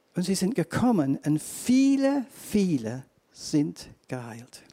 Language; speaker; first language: German; non-native, fluent; English